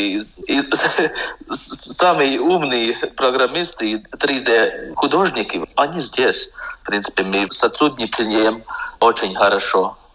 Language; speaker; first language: Russian; non-native, local second language; Latvian